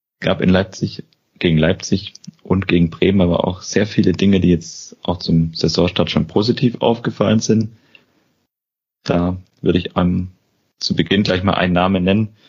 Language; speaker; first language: German; native; German